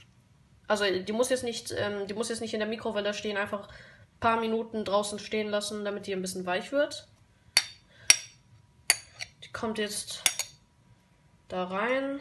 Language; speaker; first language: German; native; German